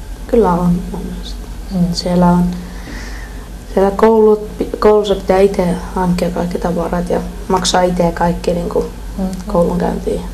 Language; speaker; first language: Finnish; early bilingual, other home language; Persian